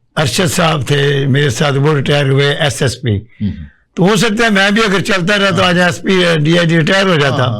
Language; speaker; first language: Urdu; non-native, local second language; Punjabi